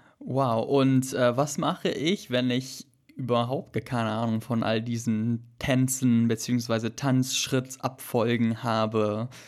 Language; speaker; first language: German; native; German